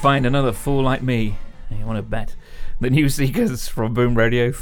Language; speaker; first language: English; native; English